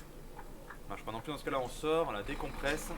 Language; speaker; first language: French; native; French